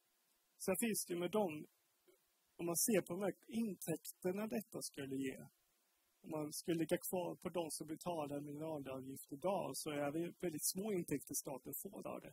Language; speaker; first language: Swedish; native; Swedish